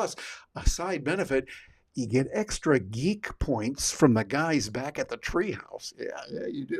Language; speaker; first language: English; native; English